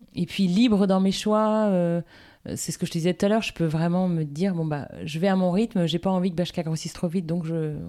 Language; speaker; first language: French; native; French